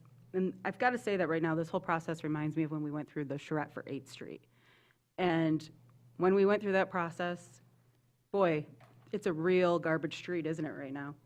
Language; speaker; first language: English; native; English